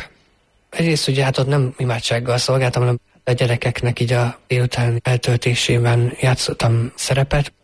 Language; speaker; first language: Hungarian; native; Hungarian